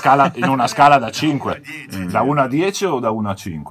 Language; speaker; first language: Italian; native; Italian